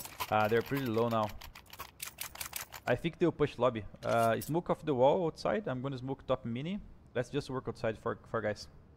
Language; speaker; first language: English; non-native, fluent; Portuguese